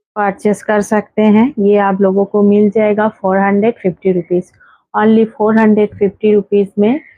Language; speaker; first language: Hindi; non-native, local second language; Bangla